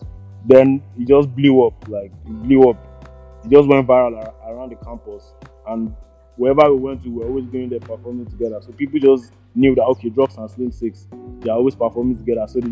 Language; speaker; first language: English; non-native, local second language; Yoruba